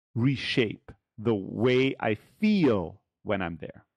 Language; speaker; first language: English; early bilingual, heritage; German